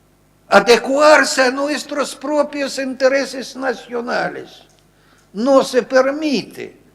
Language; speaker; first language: Spanish; non-native, fluent; Russian